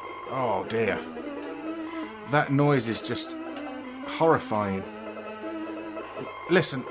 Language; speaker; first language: English; native; English